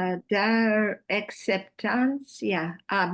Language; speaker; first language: Spanish; non-native, learner; English